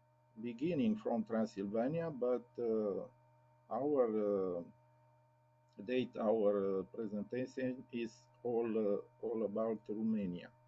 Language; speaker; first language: English; non-native, learner; Romanian